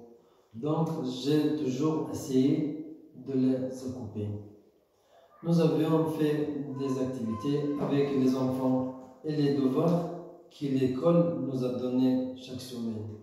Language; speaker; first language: French; non-native, learner; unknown